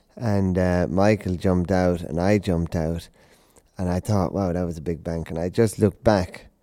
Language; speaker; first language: English; native; English